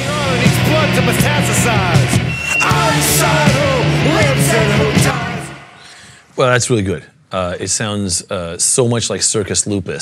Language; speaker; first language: English; native; English